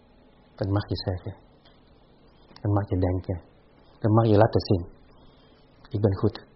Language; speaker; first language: Dutch; non-native, fluent; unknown